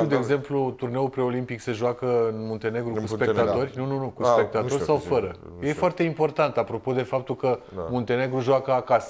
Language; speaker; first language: Romanian; native; Romanian